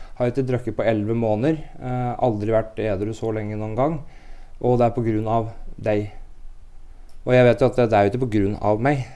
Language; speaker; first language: Norwegian; native; Norwegian